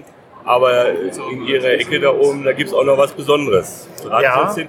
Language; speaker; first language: German; native; German